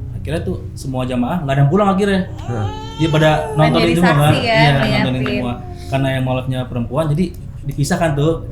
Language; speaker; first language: Indonesian; native; Indonesian